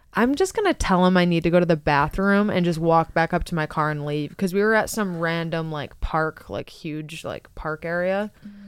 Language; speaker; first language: English; native; English